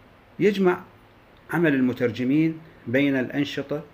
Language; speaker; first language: Arabic; native; Arabic